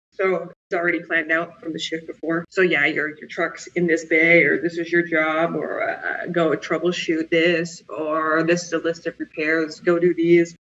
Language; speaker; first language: English; native; English